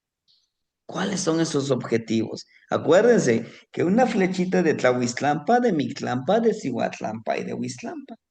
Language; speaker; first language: Spanish; native; Spanish